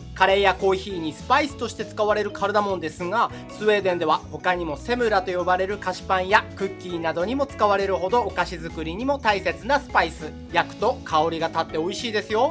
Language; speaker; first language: Japanese; native; Japanese